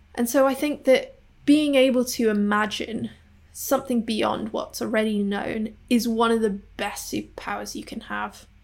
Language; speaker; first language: English; non-native, local second language; Cantonese